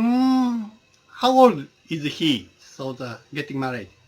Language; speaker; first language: English; non-native, learner; Japanese